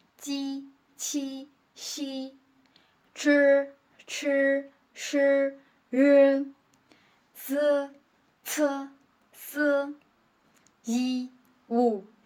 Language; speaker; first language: Chinese; non-native, fluent; Burmese